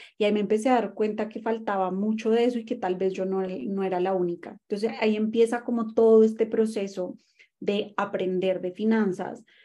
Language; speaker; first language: Spanish; native; Spanish